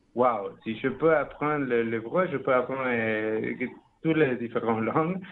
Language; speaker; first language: French; non-native, learner; Spanish